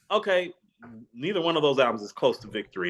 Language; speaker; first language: English; native; English